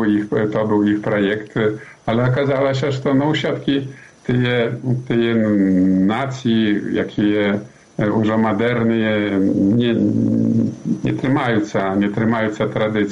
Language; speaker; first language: Polish; non-native, learner; Belarusian